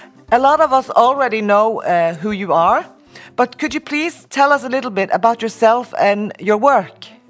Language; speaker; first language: English; non-native, fluent; Norwegian